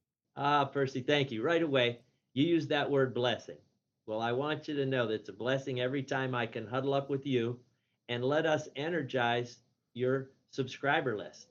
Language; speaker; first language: English; native; English